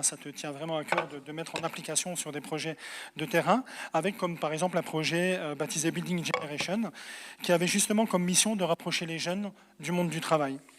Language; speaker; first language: French; native; French